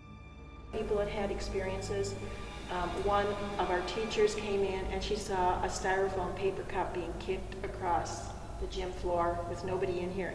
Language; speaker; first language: English; native; English